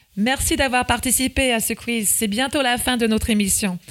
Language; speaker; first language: French; native; French